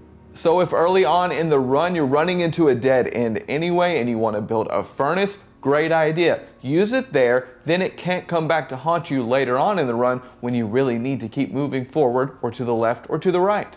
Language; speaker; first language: English; native; English